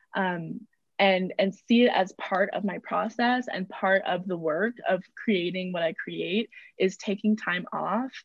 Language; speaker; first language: English; native; English